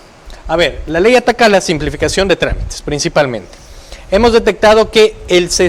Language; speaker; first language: Spanish; native; Spanish